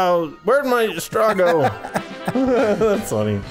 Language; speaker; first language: English; native; English